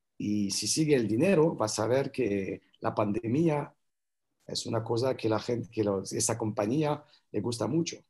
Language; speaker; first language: Spanish; non-native, learner; French